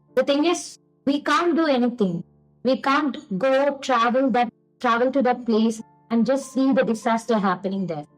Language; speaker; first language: English; non-native, local second language; Malayalam